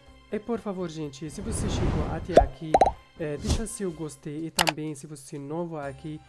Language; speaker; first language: Portuguese; non-native, fluent; Arabic